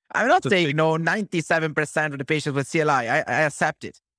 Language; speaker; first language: English; non-native, fluent; Italian